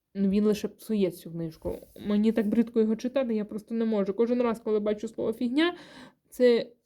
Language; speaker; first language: Ukrainian; non-native, local second language; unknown